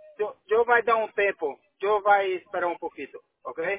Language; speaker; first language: Spanish; non-native, learner; Portuguese